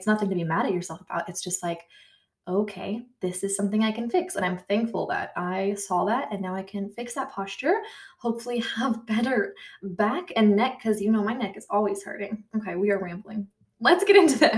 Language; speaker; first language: English; native; English